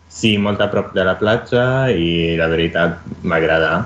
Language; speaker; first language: Catalan; non-native, fluent; Italian